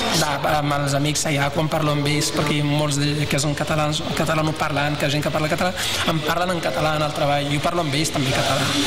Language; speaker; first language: Catalan; non-native, fluent; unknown